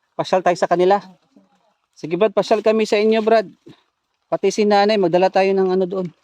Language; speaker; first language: Filipino; non-native, local second language; Cebuano